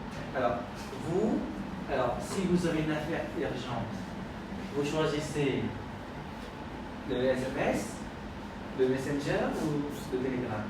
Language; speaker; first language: French; non-native, fluent; Khmer